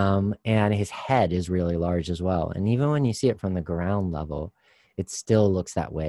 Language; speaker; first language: English; native; English